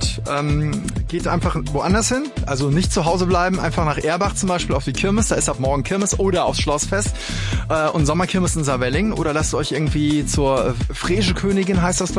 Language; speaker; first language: German; native; German